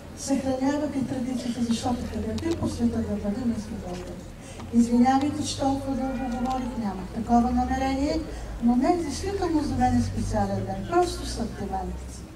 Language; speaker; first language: Bulgarian; native; Bulgarian